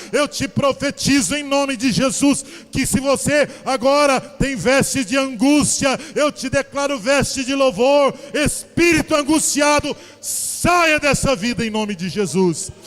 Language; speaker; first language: Portuguese; native; Portuguese